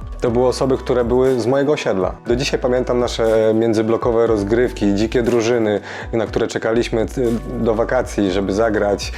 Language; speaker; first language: Polish; native; Polish